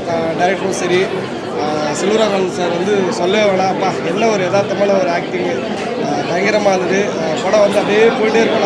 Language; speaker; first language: Tamil; native; Tamil